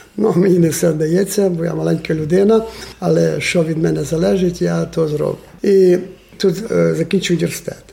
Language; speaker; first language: Ukrainian; non-native, local second language; Romanian